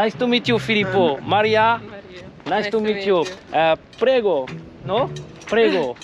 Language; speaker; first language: English; non-native, learner; French